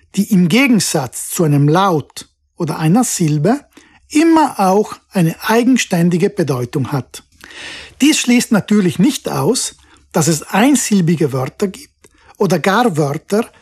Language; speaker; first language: German; non-native, local second language; Ladin